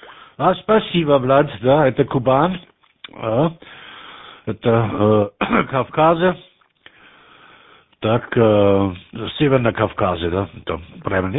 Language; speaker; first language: Russian; non-native, learner; German